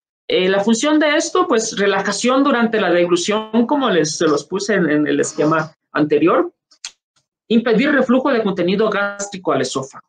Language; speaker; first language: Spanish; native; Spanish